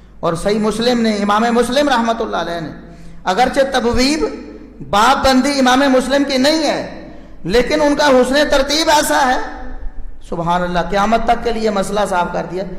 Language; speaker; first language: Urdu; non-native, local second language; Punjabi